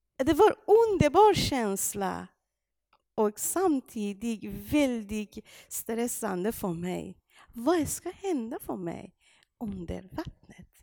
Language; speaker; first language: Swedish; non-native, fluent; Persian